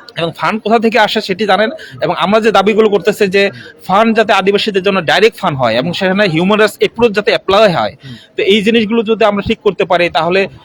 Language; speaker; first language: Bangla; non-native, local second language; Chakma